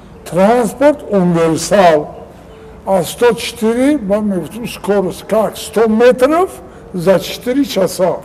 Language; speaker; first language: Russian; non-native, local second language; Tajik